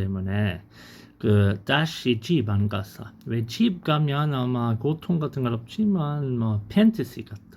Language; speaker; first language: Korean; non-native, learner; English